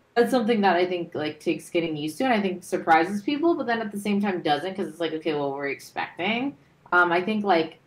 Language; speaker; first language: English; native; English